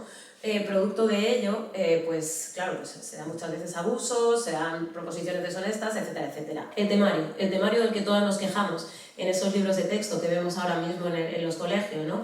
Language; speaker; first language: Spanish; native; Spanish